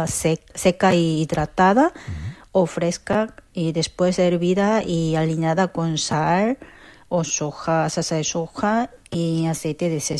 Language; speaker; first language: Spanish; non-native, learner; Korean